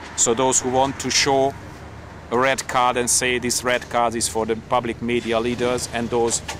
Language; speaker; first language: English; non-native, fluent; Hungarian